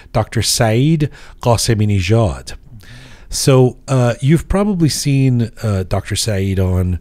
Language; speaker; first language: English; native; English